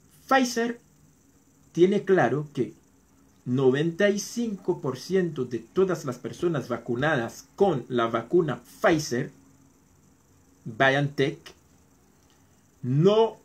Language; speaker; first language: Spanish; non-native, fluent; Haitian Creole